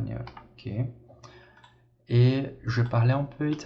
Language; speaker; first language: French; non-native, fluent; Portuguese